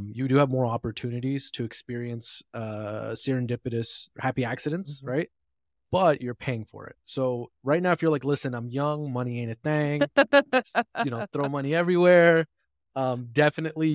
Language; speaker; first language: English; native; English